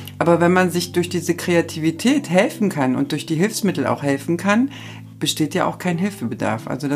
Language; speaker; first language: German; native; German